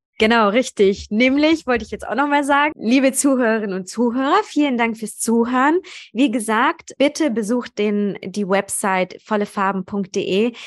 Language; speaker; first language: German; native; German